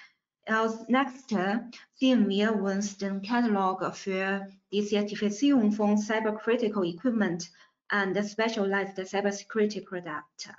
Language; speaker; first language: German; non-native, fluent; Chinese